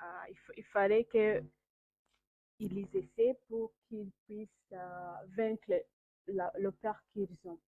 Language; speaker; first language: French; non-native, local second language; Kinyarwanda